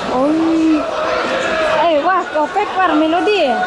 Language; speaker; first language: Turkish; non-native, learner; Indonesian